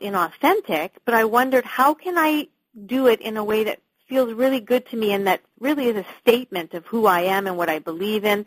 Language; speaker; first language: English; native; English